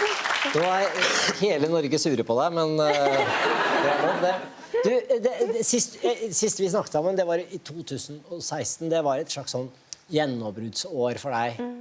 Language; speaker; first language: Norwegian; native; Norwegian